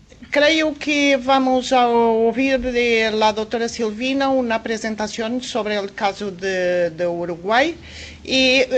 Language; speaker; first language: Spanish; non-native, fluent; Portuguese